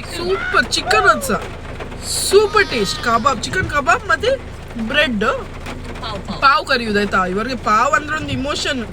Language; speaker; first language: Kannada; non-native, local second language; Tulu